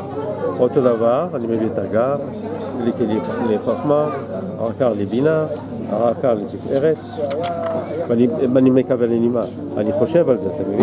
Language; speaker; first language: Hebrew; non-native, fluent; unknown